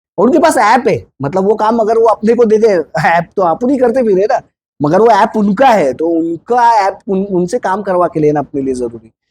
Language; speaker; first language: Hindi; native; Hindi